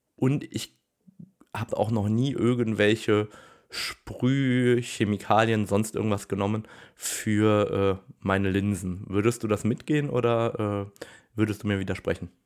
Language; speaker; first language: German; native; German